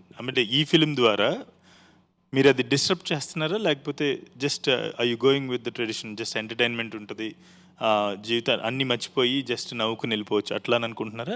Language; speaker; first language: Telugu; native; Telugu